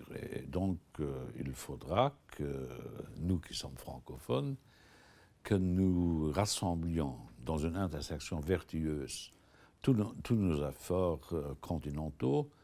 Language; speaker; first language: French; non-native, local second language; Luxembourgish